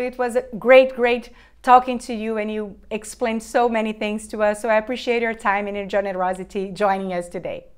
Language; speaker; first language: English; non-native, fluent; Portuguese